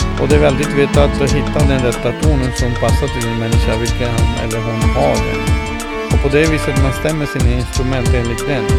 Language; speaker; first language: Swedish; non-native, fluent; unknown